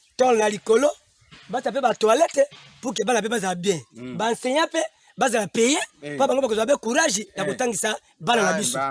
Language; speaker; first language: Lingala; non-native, local second language; Mongo